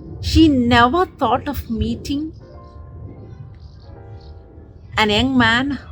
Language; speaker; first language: English; non-native, local second language; Malayalam